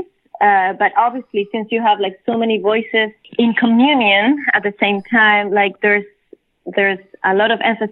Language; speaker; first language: English; non-native, fluent; Spanish